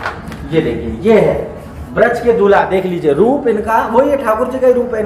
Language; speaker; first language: Hindi; native; Hindi